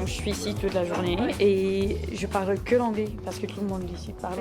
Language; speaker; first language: French; non-native, fluent; Portuguese